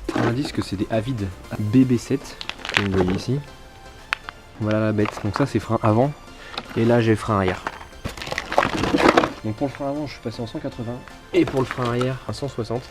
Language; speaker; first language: French; native; French